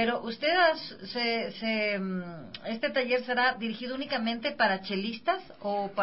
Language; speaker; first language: Spanish; native; Spanish